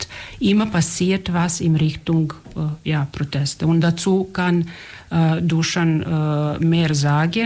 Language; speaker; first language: German; non-native, fluent; Serbian